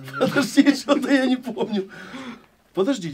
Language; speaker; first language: Russian; native; Russian